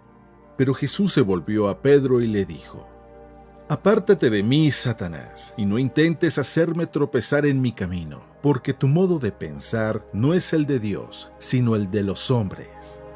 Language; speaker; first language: Spanish; native; Spanish